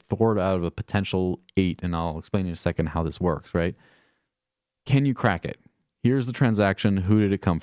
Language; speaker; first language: English; native; English